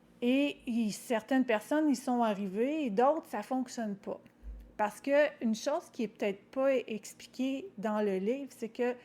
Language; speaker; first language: French; native; French